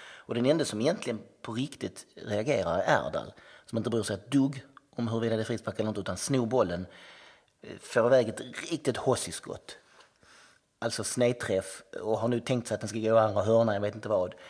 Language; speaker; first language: Swedish; native; Swedish